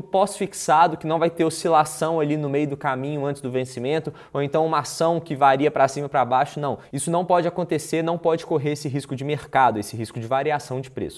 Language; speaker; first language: Portuguese; native; Portuguese